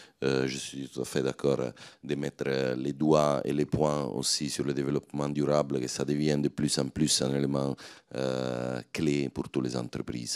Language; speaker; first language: French; non-native, fluent; Italian